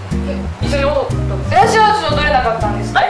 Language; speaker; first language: Japanese; native; Japanese